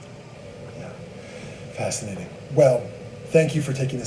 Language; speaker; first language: English; native; English